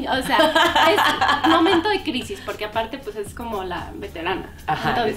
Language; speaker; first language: Spanish; native; Spanish